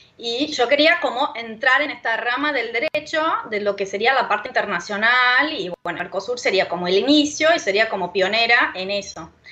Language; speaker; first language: Spanish; non-native, fluent; Portuguese